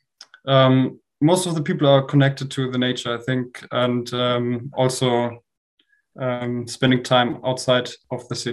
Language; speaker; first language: English; non-native, fluent; German